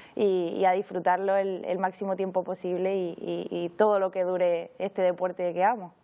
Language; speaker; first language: Spanish; native; Spanish